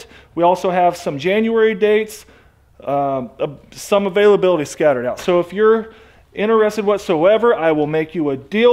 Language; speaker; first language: English; native; English